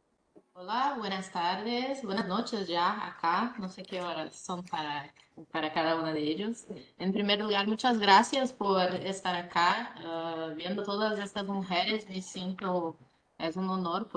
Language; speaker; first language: Spanish; non-native, fluent; Portuguese